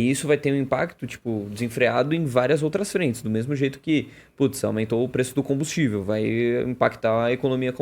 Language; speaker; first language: Portuguese; native; Portuguese